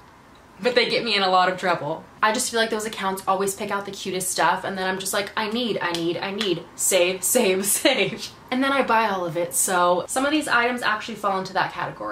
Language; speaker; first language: English; native; English